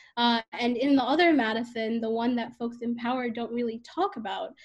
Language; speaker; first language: English; native; English